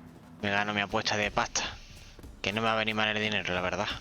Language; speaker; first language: Spanish; native; Spanish